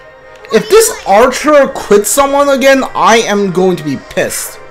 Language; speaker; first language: English; native; English